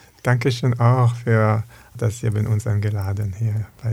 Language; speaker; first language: German; non-native, learner; French